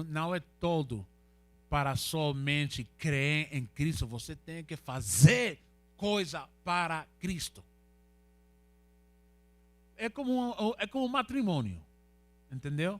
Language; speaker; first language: Portuguese; non-native, learner; Spanish